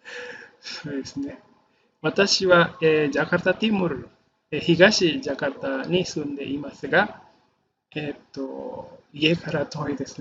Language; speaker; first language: Japanese; non-native, fluent; Indonesian